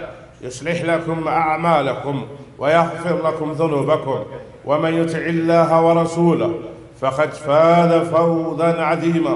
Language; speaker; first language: Arabic; non-native, fluent; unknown